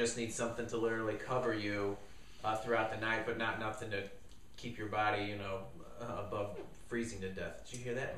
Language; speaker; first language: English; native; English